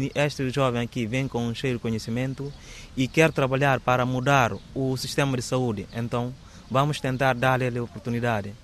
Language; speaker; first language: Portuguese; non-native, local second language; Upper Guinea Crioulo